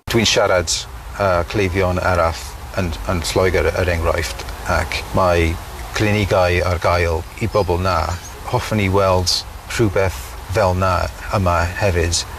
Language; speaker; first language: Welsh; non-native, local second language; English